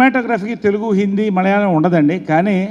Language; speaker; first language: Telugu; native; Telugu